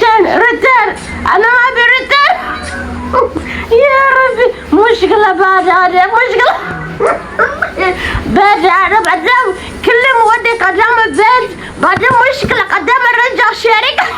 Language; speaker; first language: Arabic; non-native, learner; Oromo